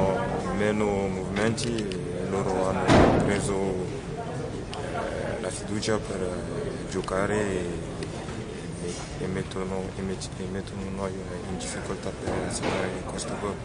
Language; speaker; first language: Italian; non-native, learner; French